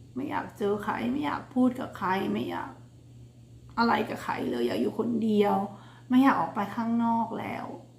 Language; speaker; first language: Thai; native; Thai